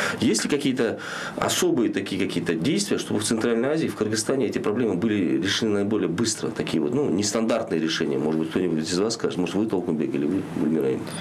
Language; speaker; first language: Russian; non-native, local second language; Kyrgyz